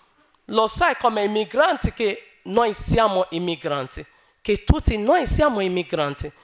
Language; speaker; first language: Italian; non-native, learner; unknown